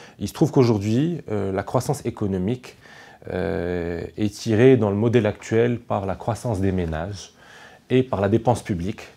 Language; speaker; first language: French; non-native, local second language; Arabic